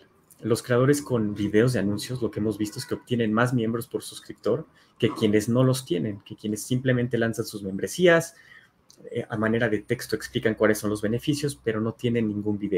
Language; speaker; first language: Spanish; native; Spanish